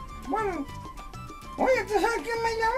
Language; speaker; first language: Spanish; early bilingual, heritage; Spanish